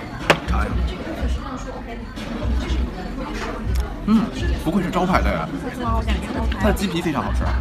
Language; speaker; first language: Chinese; native; Chinese